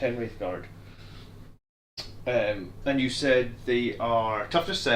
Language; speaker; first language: English; native; English